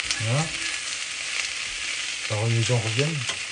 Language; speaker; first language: French; native; French